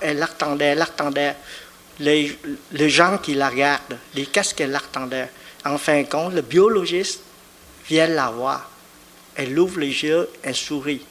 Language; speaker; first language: French; non-native, fluent; Vietnamese